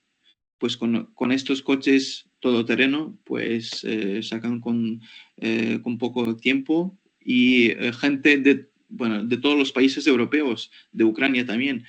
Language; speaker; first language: Spanish; non-native, fluent; Ukrainian